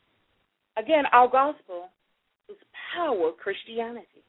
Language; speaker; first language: English; native; English